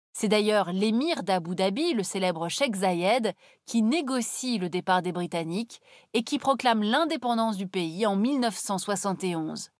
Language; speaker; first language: French; native; French